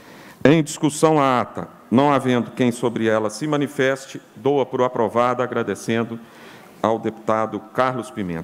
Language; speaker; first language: Portuguese; native; Portuguese